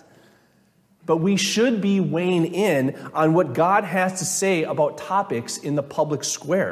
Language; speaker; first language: English; native; English